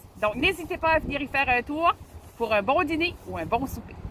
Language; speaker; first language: French; native; French